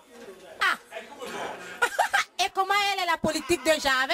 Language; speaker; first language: French; non-native, fluent; Italian